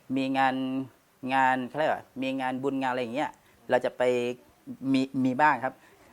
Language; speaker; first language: Thai; non-native, local second language; Pattani Malay